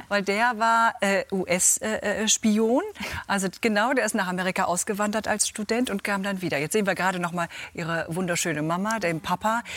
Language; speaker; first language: German; native; German